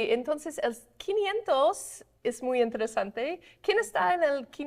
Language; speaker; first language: Spanish; non-native, fluent; English